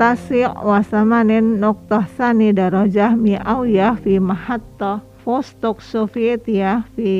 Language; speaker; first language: Arabic; non-native, fluent; Indonesian